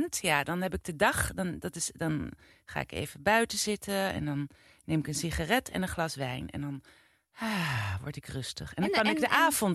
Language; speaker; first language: Dutch; native; Dutch